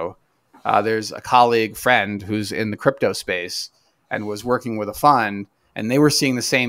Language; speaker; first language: English; native; English